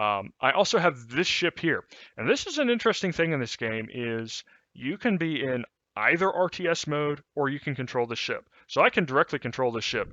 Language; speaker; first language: English; native; English